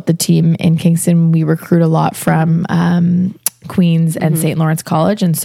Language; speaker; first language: English; native; English